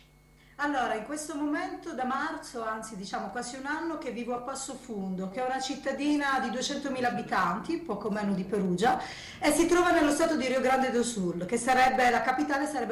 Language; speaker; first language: Italian; native; Italian